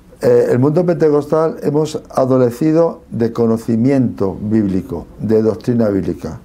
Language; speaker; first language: Spanish; native; Spanish